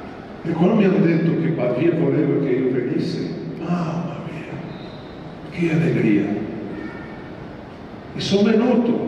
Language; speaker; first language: Italian; non-native, fluent; Portuguese